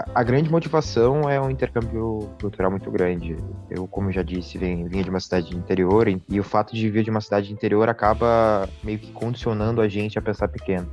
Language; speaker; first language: Portuguese; native; Portuguese